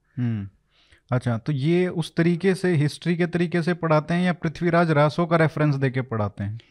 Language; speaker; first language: Hindi; native; Hindi